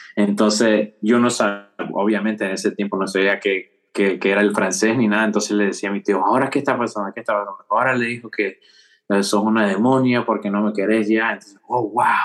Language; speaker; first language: Spanish; early bilingual, heritage; Spanish